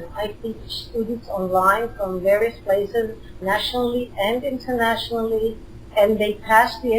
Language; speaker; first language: English; non-native, fluent; Hebrew